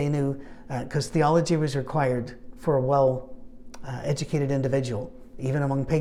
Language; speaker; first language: English; native; English